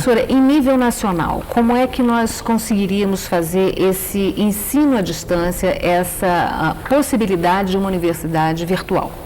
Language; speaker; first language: Portuguese; native; Portuguese